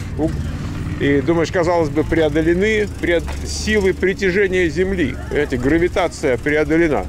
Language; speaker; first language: Russian; native; Russian